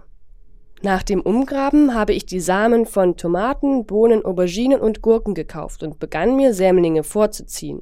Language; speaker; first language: German; non-native, fluent; Chinese